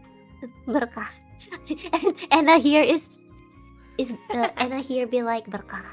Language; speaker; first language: English; non-native, fluent; Indonesian